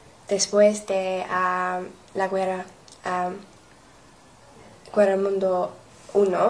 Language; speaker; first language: Spanish; non-native, learner; English